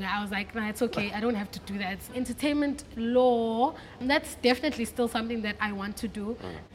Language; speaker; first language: English; non-native, local second language; Xhosa